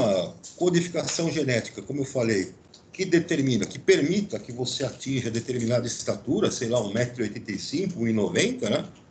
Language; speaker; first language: Portuguese; native; Portuguese